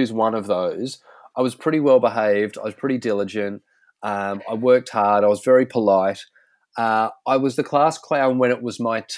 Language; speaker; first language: English; native; English